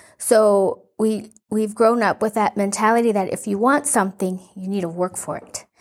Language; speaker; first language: English; early bilingual, other home language; Spanish